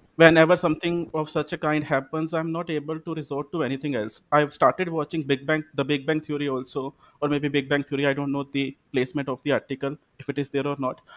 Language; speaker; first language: English; non-native, local second language; Punjabi